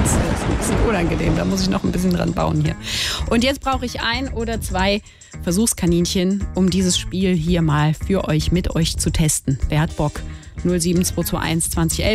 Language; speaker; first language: German; native; German